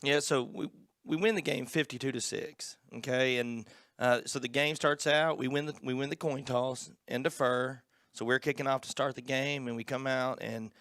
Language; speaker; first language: English; native; English